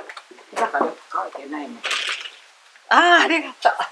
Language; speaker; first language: Japanese; native; Japanese